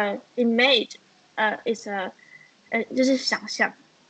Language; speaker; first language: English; non-native, learner; Chinese